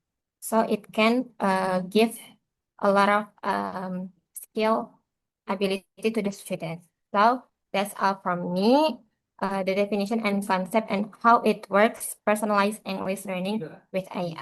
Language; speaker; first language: English; non-native, learner; Indonesian